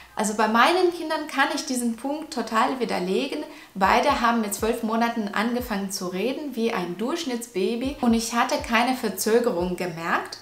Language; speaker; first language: German; non-native, fluent; Russian